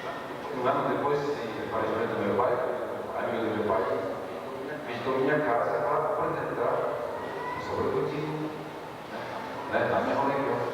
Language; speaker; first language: Portuguese; non-native, learner; Japanese